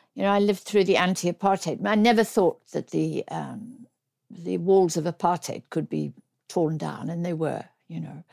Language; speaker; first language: English; native; English